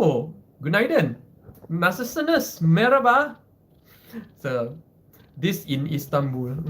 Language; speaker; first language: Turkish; non-native, learner; English